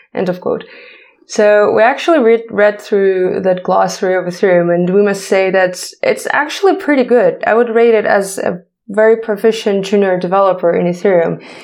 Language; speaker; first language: English; non-native, fluent; Ukrainian